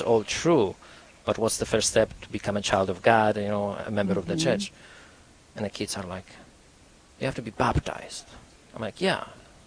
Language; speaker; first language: English; non-native, fluent; Polish